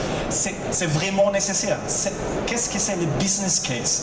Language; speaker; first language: French; non-native, local second language; German